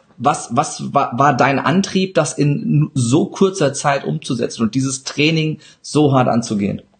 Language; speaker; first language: German; early bilingual, other home language; Turkish